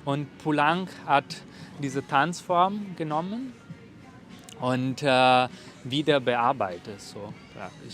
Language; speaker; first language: German; non-native, fluent; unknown